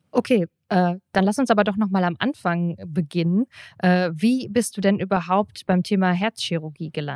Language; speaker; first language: German; native; German